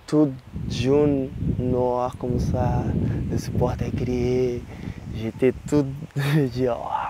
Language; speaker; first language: French; non-native, learner; Portuguese